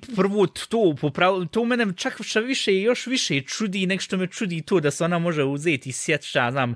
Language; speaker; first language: Bosnian; early bilingual, heritage; Bosnian